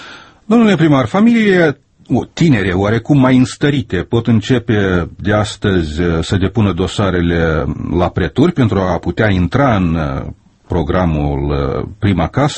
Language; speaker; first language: Romanian; native; Romanian